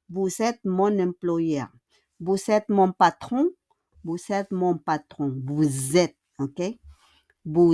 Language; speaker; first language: French; non-native, fluent; Filipino